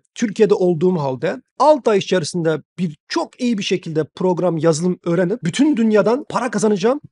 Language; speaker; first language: Turkish; non-native, fluent; Chinese